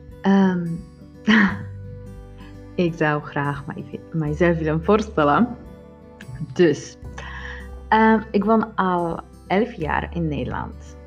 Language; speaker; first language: Dutch; non-native, learner; Polish